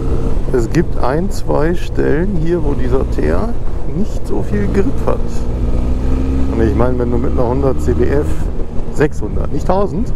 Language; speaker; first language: German; native; German